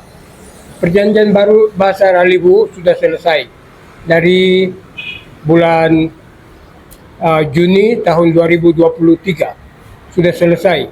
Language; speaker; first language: Indonesian; non-native, local second language; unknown